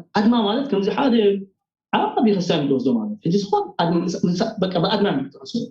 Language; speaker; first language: Tigrinya; early bilingual, heritage; Tigrinya